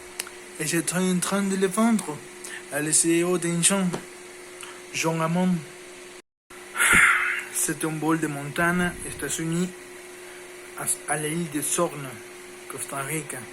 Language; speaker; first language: French; non-native, learner; Spanish